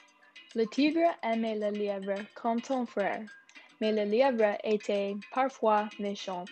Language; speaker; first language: French; non-native, learner; English